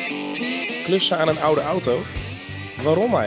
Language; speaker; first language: Dutch; native; Dutch